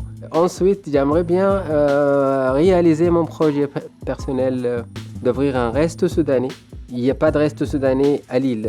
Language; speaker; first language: French; non-native, fluent; Arabic